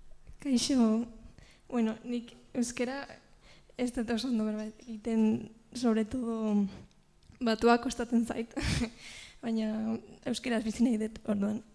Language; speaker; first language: Basque; non-native, local second language; Spanish